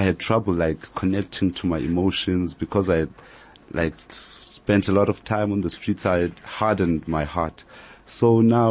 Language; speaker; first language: English; non-native, local second language; Xhosa